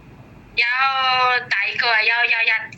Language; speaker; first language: Cantonese; non-native, learner; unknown